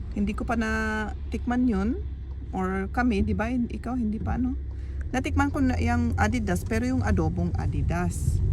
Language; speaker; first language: Filipino; native; Filipino